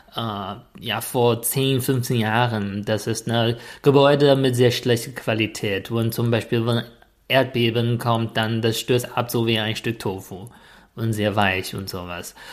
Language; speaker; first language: German; non-native, fluent; Chinese